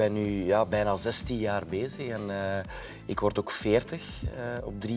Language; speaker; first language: Dutch; native; Dutch